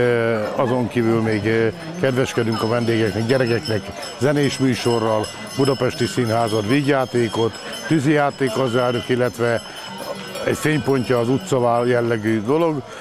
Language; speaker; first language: Hungarian; native; Hungarian